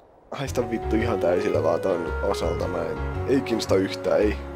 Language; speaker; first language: Finnish; native; Finnish